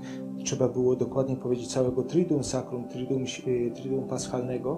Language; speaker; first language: Polish; native; Polish